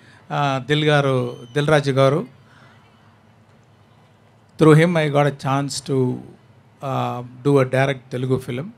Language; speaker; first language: Telugu; non-native, learner; Tamil